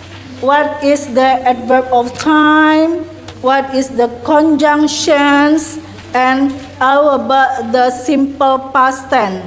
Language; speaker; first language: English; non-native, learner; Indonesian